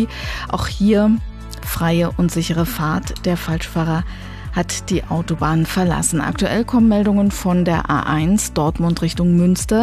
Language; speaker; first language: German; native; German